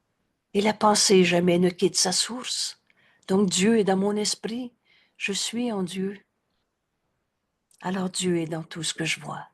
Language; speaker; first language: French; native; French